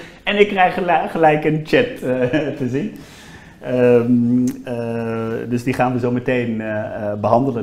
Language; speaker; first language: Dutch; native; Dutch